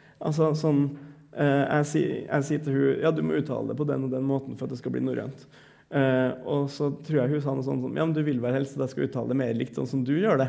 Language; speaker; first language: Norwegian; native; Norwegian